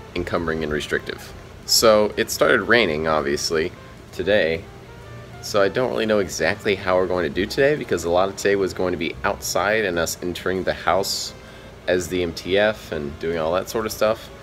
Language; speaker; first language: English; native; English